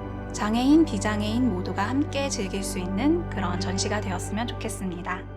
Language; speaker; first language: Korean; native; Korean